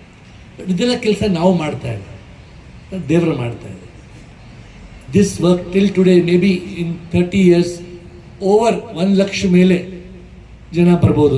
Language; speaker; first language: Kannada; non-native, local second language; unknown